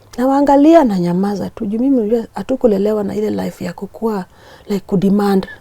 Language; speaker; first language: Swahili; non-native, local second language; Luo (Kenya and Tanzania)